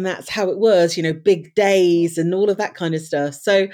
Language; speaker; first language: English; native; English